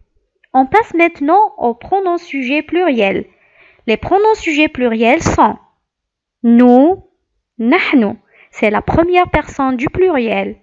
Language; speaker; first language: French; non-native, local second language; Arabic